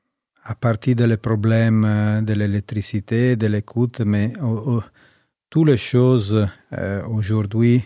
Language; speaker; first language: French; non-native, learner; Italian